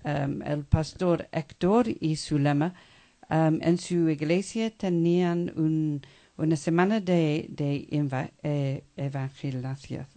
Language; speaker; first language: Spanish; non-native, fluent; English